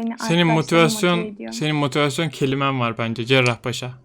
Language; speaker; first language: Turkish; native; Turkish